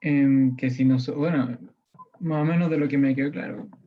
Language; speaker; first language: Spanish; native; Spanish